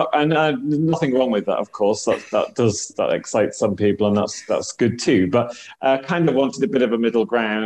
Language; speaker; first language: English; native; English